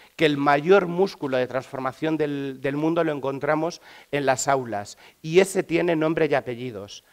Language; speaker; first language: Spanish; native; Spanish